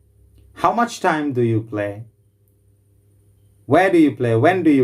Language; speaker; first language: English; non-native, local second language; Malayalam